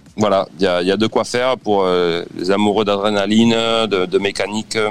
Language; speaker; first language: French; native; French